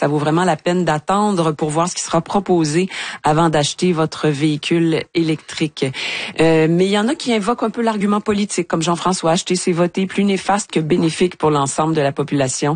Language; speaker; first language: French; native; French